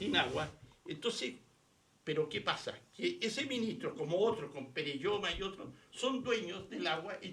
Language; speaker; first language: Spanish; native; Spanish